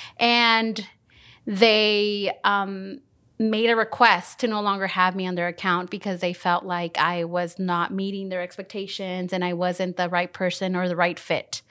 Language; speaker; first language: English; early bilingual, other home language; Spanish